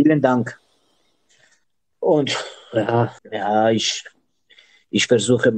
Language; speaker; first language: German; non-native, learner; Georgian